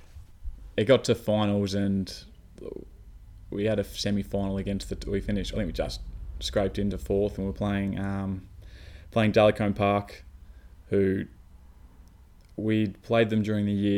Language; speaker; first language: English; native; English